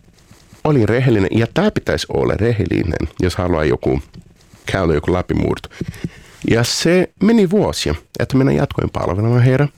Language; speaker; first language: Finnish; non-native, fluent; Portuguese